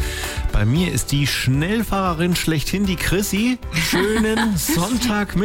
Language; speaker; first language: German; native; German